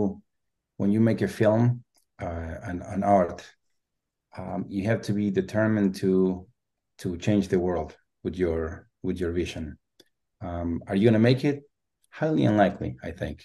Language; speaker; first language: English; non-native, fluent; Spanish